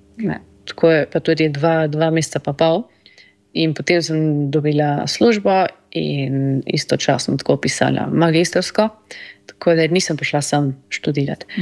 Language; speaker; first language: Slovenian; early bilingual, heritage; Slovenian